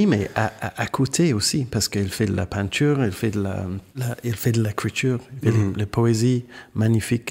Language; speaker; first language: French; non-native, fluent; English